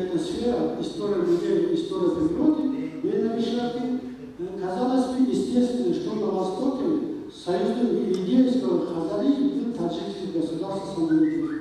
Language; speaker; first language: Russian; non-native, local second language; Tajik